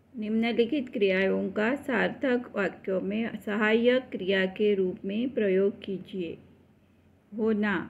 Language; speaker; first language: Hindi; non-native, local second language; Marathi